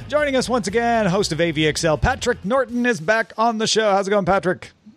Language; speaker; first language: English; native; English